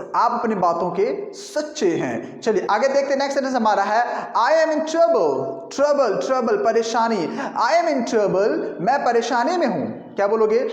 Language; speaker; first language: Hindi; native; Hindi